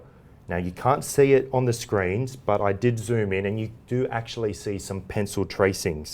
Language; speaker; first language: English; native; English